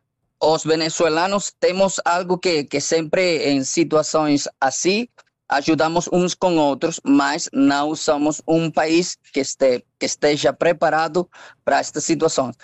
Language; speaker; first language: Portuguese; non-native, fluent; Spanish